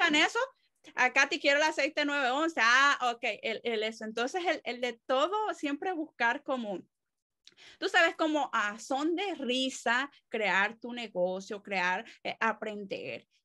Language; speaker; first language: Spanish; native; Spanish